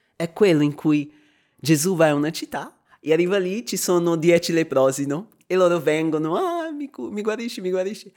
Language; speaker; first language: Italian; non-native, fluent; Portuguese